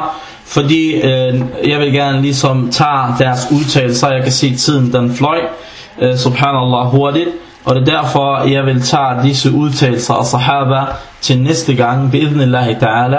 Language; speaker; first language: Danish; non-native, fluent; Arabic